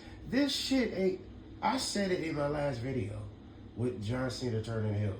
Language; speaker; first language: English; native; English